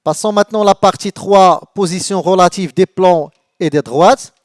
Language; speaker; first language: French; non-native, local second language; Arabic